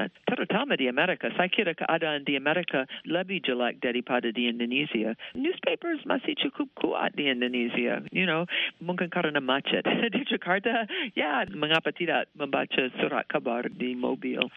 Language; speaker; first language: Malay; non-native, fluent; English